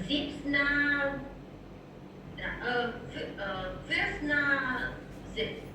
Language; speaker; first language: German; non-native, learner; Albanian